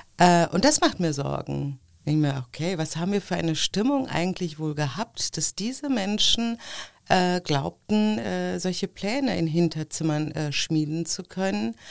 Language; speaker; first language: German; early bilingual, other home language; Turkish